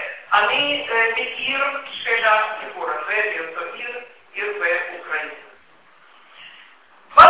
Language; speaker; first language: Hebrew; non-native, fluent; Russian